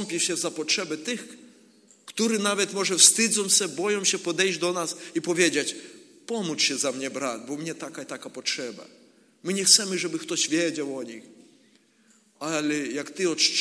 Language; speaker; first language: Polish; non-native, learner; Ukrainian